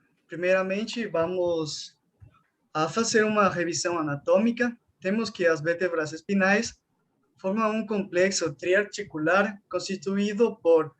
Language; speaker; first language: Portuguese; non-native, fluent; Spanish